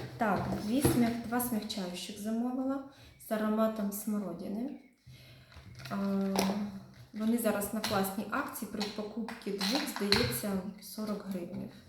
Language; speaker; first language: Ukrainian; non-native, local second language; Russian